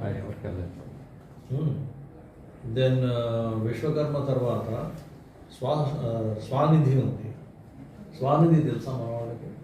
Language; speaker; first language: Telugu; native; Telugu